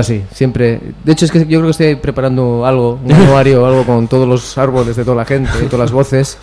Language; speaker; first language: Spanish; native; Spanish